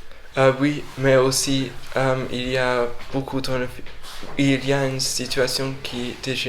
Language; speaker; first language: French; non-native, fluent; English